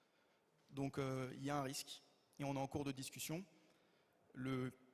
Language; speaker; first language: French; native; French